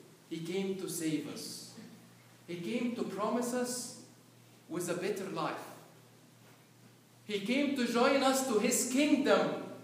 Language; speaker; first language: English; non-native, fluent; Arabic